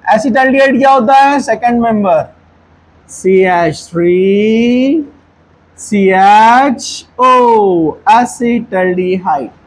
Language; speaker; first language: Hindi; non-native, local second language; Urdu